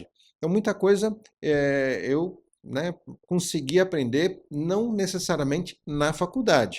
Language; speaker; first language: Portuguese; native; Portuguese